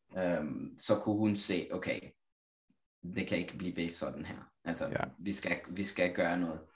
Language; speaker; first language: Danish; non-native, fluent; Italian